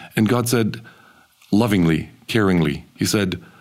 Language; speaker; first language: English; early bilingual, other home language; German